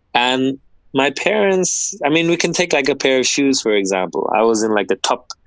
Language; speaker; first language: English; native; English